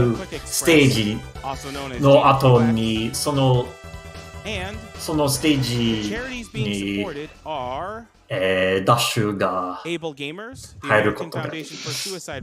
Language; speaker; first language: Japanese; non-native, learner; English